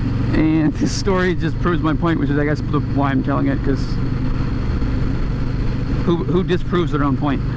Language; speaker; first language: English; native; English